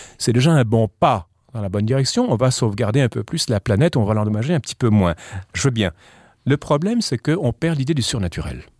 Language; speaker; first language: French; native; French